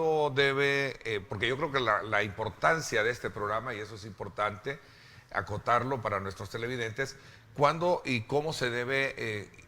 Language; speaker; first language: Spanish; native; Spanish